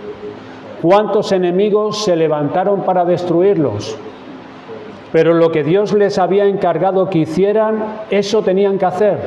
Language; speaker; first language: Spanish; native; Spanish